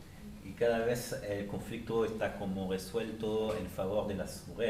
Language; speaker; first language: Spanish; native; Spanish